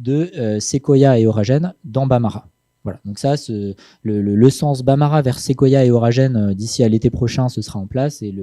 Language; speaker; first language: French; native; French